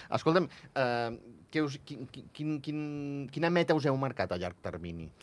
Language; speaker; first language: Catalan; native; Catalan